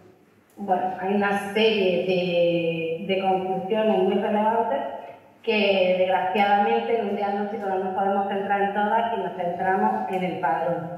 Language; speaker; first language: Spanish; native; Spanish